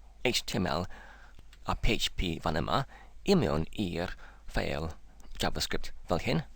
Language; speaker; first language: Welsh; non-native, learner; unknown